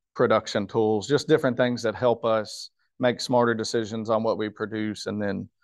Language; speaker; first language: English; native; English